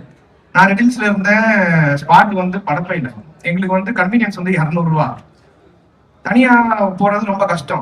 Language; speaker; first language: Tamil; native; Tamil